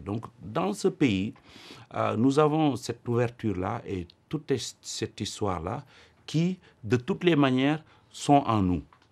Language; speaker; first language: French; non-native, local second language; Wolof